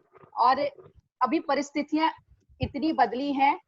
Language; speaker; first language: Hindi; native; Hindi